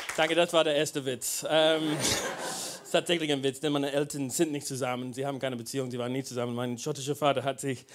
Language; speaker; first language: German; non-native, fluent; English